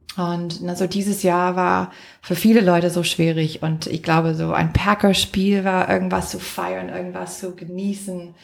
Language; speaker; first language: German; non-native, fluent; English